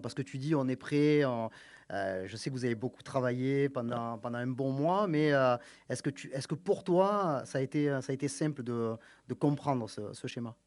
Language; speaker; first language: French; native; French